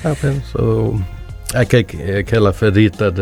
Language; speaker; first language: Italian; non-native, learner; Swedish